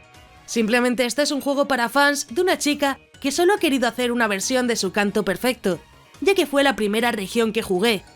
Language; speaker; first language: Spanish; native; Spanish